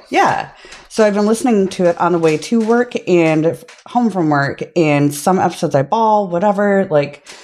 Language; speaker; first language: English; native; English